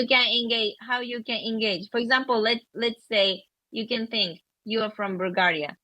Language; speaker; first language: English; non-native, learner; Japanese